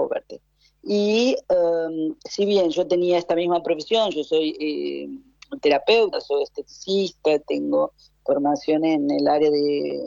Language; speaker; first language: Spanish; native; Spanish